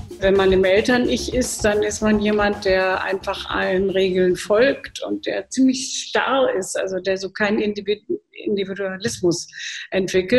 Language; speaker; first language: German; native; German